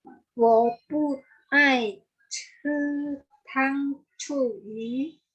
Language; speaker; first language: Chinese; non-native, learner; Indonesian